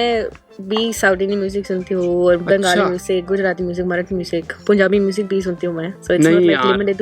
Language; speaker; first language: Hindi; non-native, fluent; Norwegian